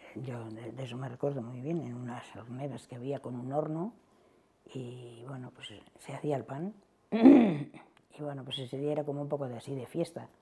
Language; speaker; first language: Spanish; native; Spanish